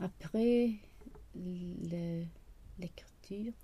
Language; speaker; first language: French; non-native, learner; Swedish